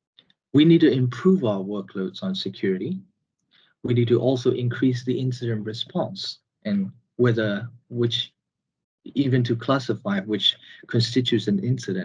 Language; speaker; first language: English; non-native, fluent; Burmese